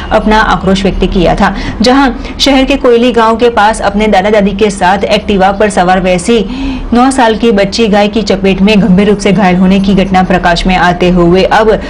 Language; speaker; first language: Hindi; non-native, local second language; Gujarati